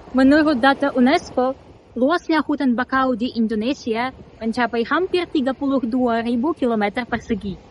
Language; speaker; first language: Indonesian; non-native, fluent; Russian